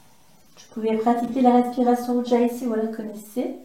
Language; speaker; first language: French; native; French